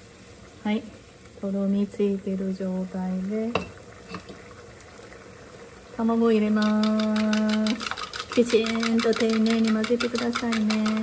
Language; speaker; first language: Japanese; non-native, learner; Chinese